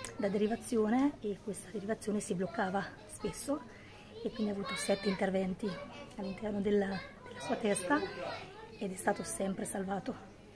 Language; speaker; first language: Italian; native; Italian